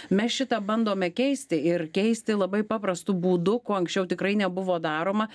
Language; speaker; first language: Lithuanian; native; Lithuanian